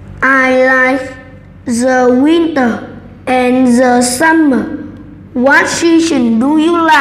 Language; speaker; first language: English; non-native, learner; Vietnamese